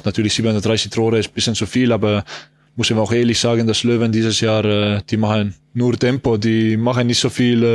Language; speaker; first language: German; non-native, learner; Estonian